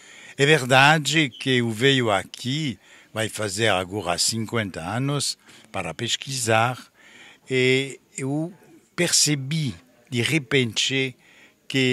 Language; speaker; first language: Portuguese; non-native, fluent; French